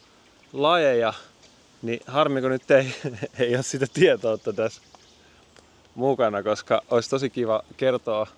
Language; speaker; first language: Finnish; native; Finnish